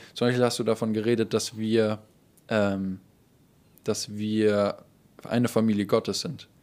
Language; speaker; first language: German; native; German